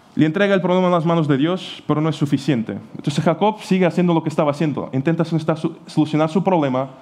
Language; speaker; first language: Spanish; non-native, fluent; Ukrainian